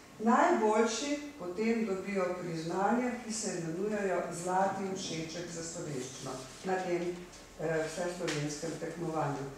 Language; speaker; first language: Slovenian; native; Slovenian